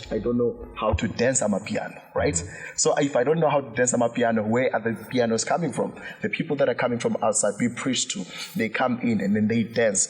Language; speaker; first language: English; non-native, local second language; Zulu